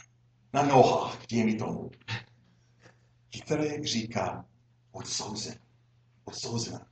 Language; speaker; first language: Czech; non-native, fluent; English